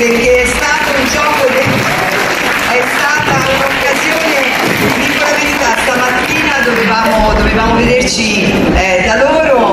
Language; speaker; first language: Italian; native; Italian